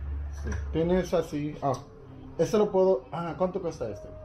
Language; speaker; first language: Spanish; non-native, learner; English